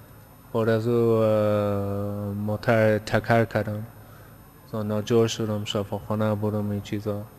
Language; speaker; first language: Persian; early bilingual, heritage; Persian